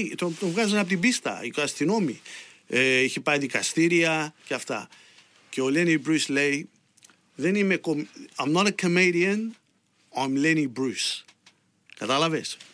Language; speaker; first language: Greek; early bilingual, heritage; Greek